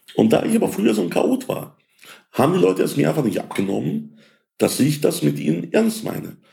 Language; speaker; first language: German; early bilingual, other home language; Russian